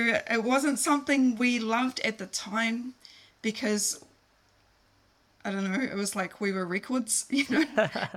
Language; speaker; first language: English; native; English